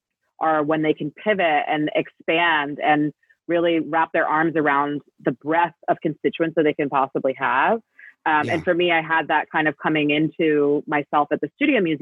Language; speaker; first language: English; native; English